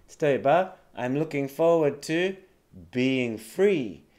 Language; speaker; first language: English; native; English